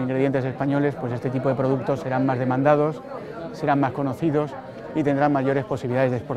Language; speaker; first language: Spanish; native; Spanish